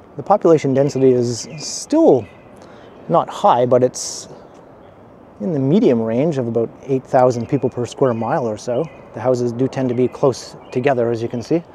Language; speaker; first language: English; native; English